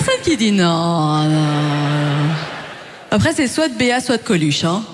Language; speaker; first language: French; early bilingual, other home language; Persian